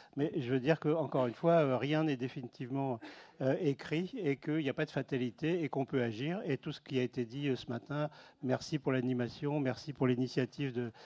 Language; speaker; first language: French; native; French